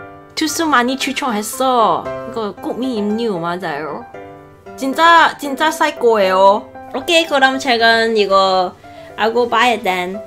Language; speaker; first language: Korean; non-native, learner; Cantonese